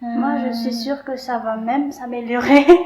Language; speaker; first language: French; non-native, local second language; Malagasy